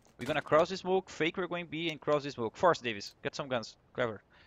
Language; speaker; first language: English; non-native, fluent; Portuguese